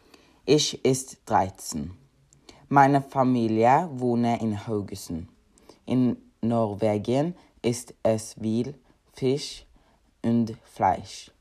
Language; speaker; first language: German; non-native, learner; Norwegian